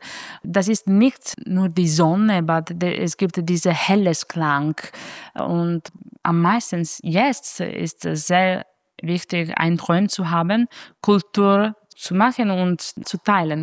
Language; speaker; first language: German; non-native, fluent; Italian